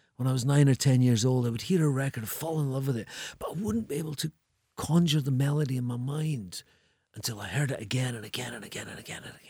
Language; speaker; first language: English; native; English